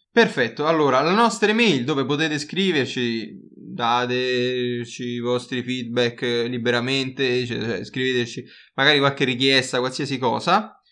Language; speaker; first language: Italian; native; Italian